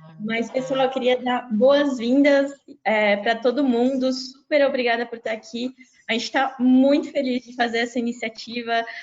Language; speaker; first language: Portuguese; native; Portuguese